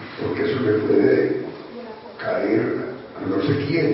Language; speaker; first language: Spanish; native; Spanish